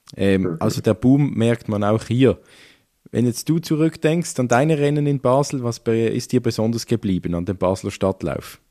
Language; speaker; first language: German; native; German